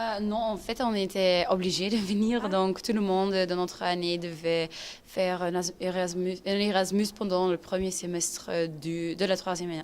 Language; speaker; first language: French; non-native, local second language; Dutch